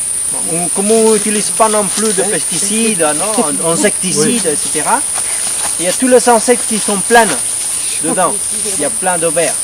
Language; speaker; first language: French; non-native, fluent; Spanish